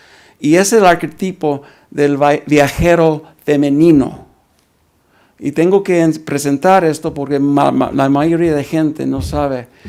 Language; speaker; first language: Spanish; early bilingual, heritage; Spanish